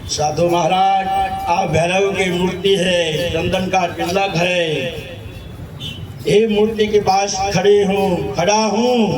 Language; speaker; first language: Hindi; non-native, local second language; Gujarati